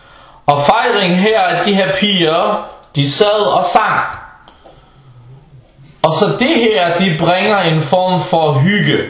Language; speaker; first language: Danish; early bilingual, other home language; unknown